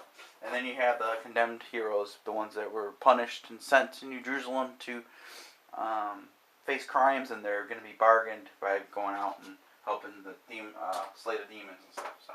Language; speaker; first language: English; native; English